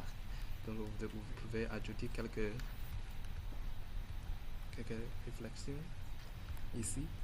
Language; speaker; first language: French; non-native, learner; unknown